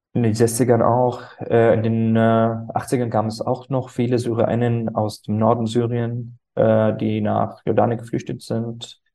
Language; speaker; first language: German; non-native, fluent; Arabic